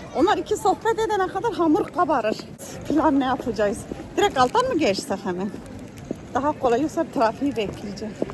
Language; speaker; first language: Turkish; early bilingual, heritage; Turkish